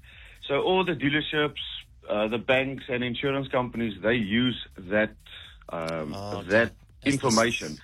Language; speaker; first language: English; non-native, local second language; Afrikaans